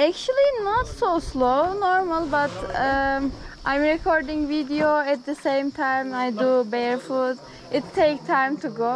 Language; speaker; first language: English; non-native, learner; Turkish